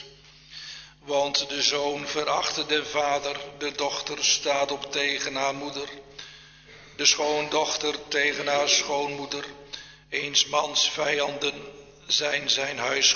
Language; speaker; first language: Dutch; native; Dutch